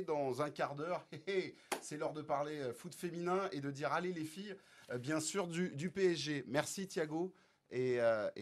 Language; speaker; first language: French; native; French